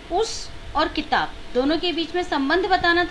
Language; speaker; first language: Hindi; native; Hindi